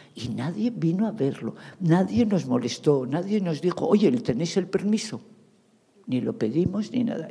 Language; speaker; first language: Spanish; native; Spanish